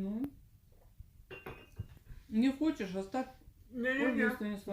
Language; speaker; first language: Russian; native; Russian